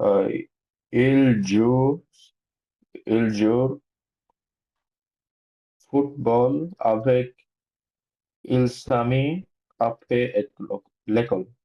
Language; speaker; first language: French; non-native, learner; Bangla